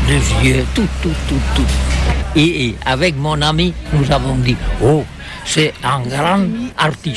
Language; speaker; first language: French; non-native, learner; Spanish